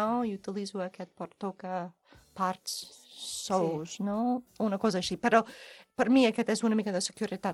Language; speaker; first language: Catalan; non-native, learner; English